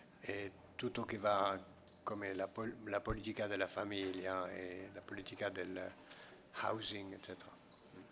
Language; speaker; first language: Italian; non-native, fluent; French